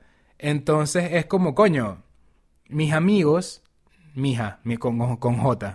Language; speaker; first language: Spanish; native; Spanish